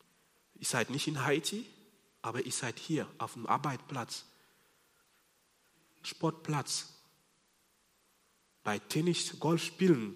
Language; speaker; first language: German; non-native, fluent; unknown